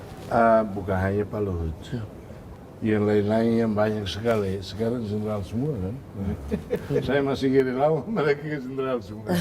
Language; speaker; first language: Indonesian; non-native, fluent; Tetum